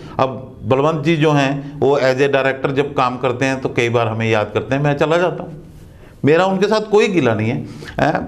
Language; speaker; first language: Hindi; non-native, local second language; Dogri